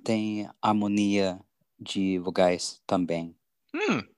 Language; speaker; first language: Portuguese; non-native, learner; English